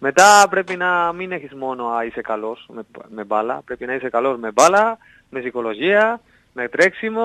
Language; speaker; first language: Greek; non-native, learner; Spanish